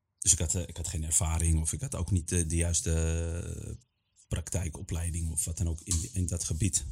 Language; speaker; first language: Dutch; early bilingual, other home language; Arabic